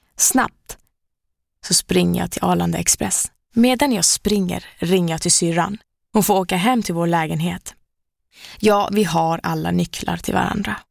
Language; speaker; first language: Swedish; early bilingual, other home language; Persian